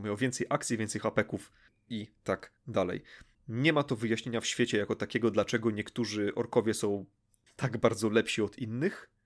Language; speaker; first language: Polish; native; Polish